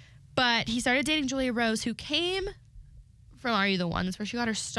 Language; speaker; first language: English; native; English